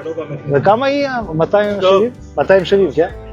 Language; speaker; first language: Hebrew; non-native, fluent; Russian